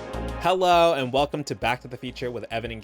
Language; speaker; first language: English; native; English